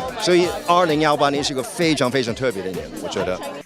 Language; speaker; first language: Chinese; early bilingual, heritage; Chinese